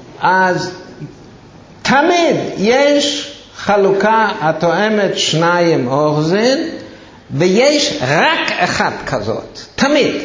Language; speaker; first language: Hebrew; non-native, fluent; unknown